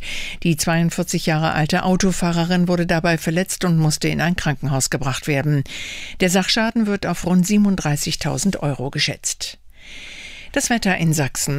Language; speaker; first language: German; native; German